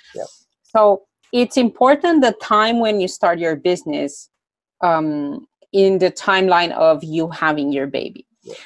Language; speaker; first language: English; non-native, fluent; Romanian